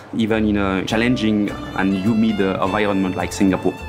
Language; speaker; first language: English; non-native, fluent; French